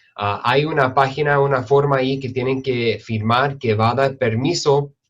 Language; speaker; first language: Spanish; early bilingual, heritage; Spanish